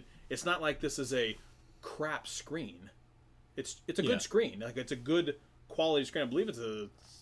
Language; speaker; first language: English; native; English